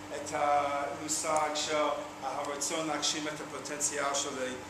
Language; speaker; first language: Hebrew; non-native, fluent; English